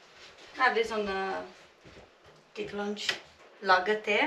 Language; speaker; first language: Norwegian; non-native, fluent; Romanian